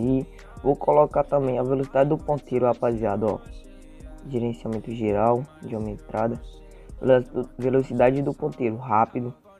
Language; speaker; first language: Portuguese; native; Portuguese